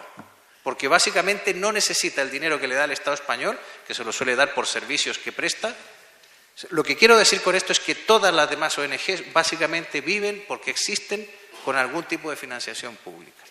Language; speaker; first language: Spanish; native; Spanish